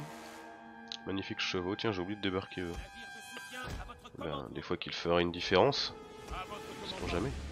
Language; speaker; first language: French; native; French